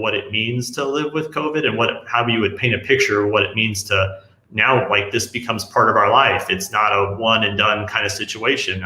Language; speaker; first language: English; native; English